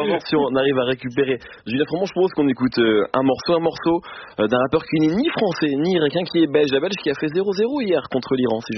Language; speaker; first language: French; native; French